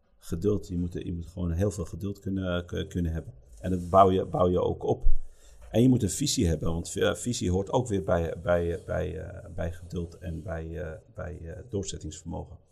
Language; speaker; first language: Dutch; early bilingual, other home language; Riffian